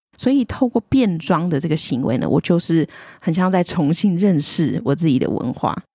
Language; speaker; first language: Chinese; native; Chinese